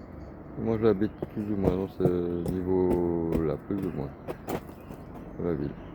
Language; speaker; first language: French; native; French